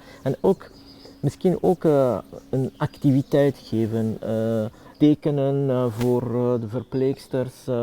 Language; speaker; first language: Dutch; non-native, local second language; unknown